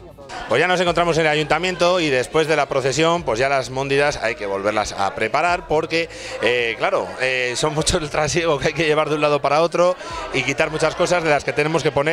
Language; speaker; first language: Spanish; native; Spanish